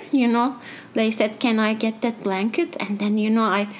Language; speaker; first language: English; non-native, fluent; Turkish